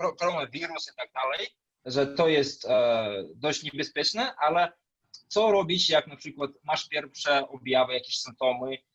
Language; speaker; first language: Polish; non-native, fluent; Russian